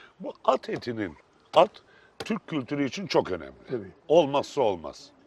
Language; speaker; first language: Turkish; native; Turkish